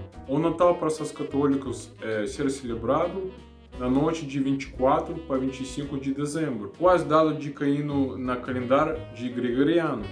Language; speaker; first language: Portuguese; non-native, learner; Russian